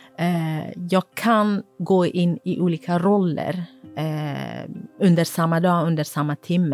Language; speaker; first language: Swedish; non-native, fluent; Kurdish